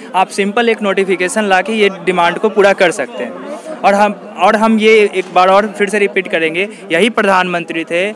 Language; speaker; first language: Hindi; native; Hindi